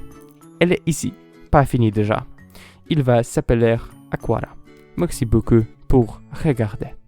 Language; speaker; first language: French; non-native, learner; Polish